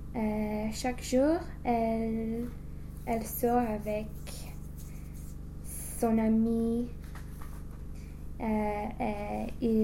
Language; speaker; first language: French; non-native, learner; English